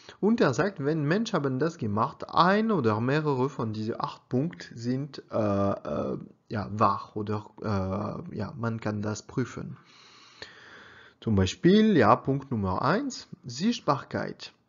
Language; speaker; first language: German; non-native, learner; French